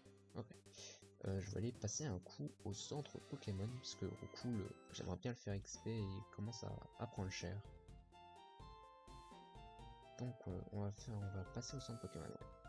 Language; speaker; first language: French; native; French